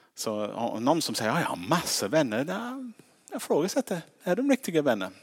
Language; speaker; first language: Swedish; non-native, fluent; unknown